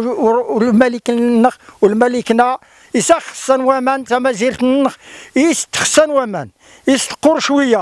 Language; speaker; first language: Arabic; non-native, local second language; Tachelhit